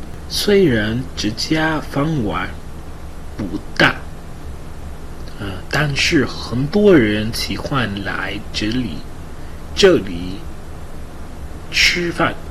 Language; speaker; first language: Chinese; non-native, learner; English